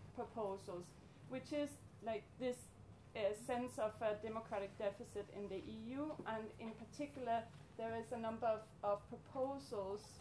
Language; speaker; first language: English; non-native, fluent; Danish